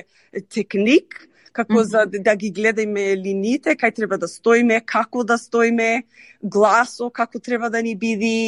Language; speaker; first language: Macedonian; early bilingual, heritage; Macedonian